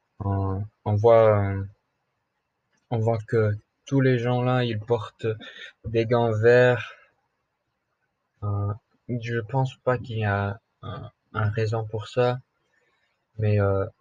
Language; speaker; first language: French; non-native, learner; English